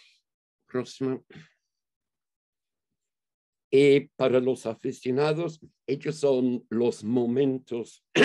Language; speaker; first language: Spanish; non-native, fluent; English